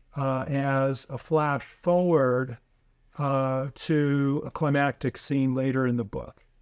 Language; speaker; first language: English; native; English